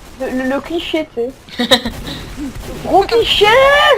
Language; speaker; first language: French; native; French